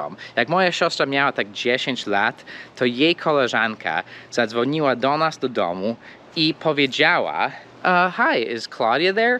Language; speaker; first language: Polish; early bilingual, heritage; Polish